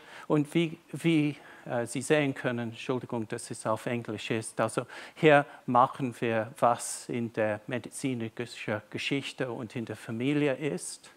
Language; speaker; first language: German; non-native, fluent; English